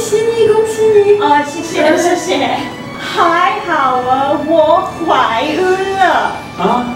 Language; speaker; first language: Chinese; non-native, learner; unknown